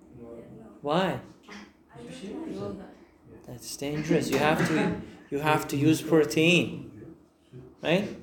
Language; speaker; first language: English; non-native, fluent; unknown